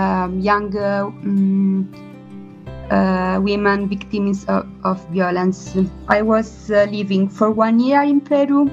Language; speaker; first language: English; non-native, learner; Italian